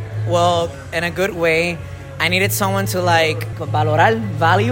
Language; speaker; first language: English; non-native, learner; Spanish